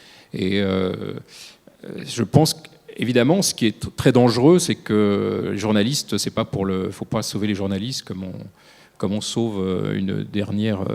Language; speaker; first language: French; native; French